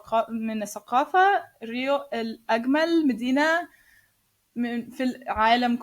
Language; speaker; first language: Arabic; non-native, learner; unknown